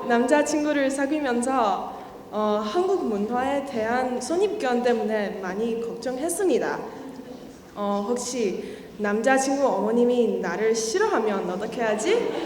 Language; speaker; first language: Korean; non-native, learner; Chinese